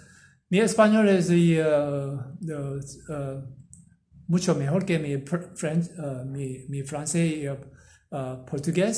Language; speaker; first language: Spanish; non-native, learner; Korean